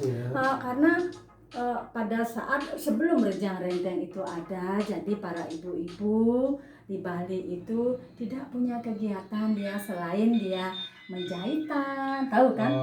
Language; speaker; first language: Indonesian; non-native, local second language; Balinese